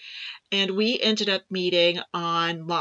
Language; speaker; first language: English; native; English